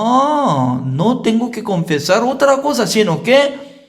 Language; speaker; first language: Spanish; non-native, fluent; Korean